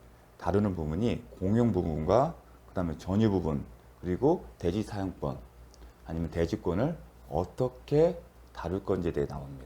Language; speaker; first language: Korean; native; Korean